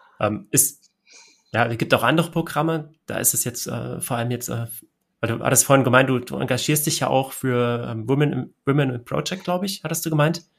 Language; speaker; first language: German; native; German